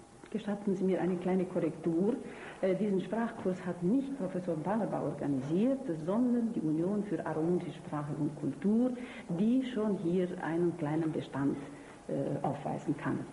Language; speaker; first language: German; non-native, fluent; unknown